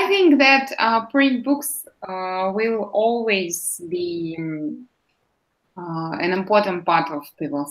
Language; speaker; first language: English; non-native, fluent; Russian